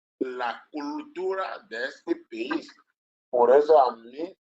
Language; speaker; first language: Spanish; non-native, learner; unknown